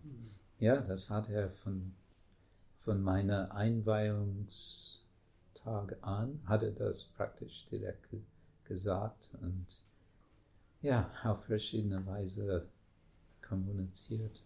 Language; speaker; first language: German; non-native, fluent; English